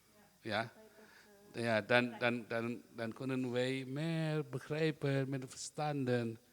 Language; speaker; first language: Dutch; non-native, learner; Indonesian